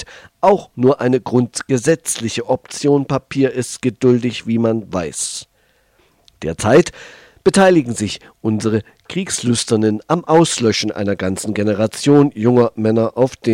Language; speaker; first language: German; native; German